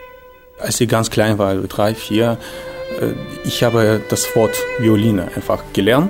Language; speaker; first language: German; non-native, fluent; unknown